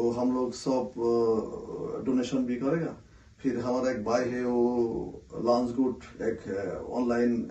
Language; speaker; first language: Hindi; non-native, local second language; Bangla